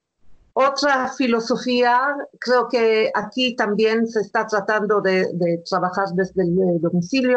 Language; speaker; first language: Spanish; non-native, fluent; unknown